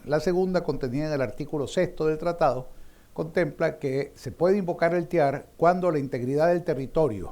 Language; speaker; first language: Spanish; native; Spanish